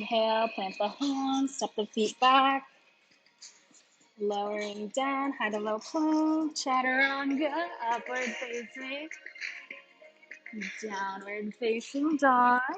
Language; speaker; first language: English; native; English